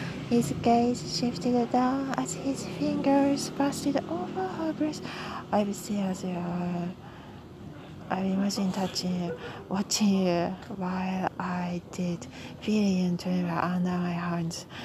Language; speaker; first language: English; non-native, fluent; Japanese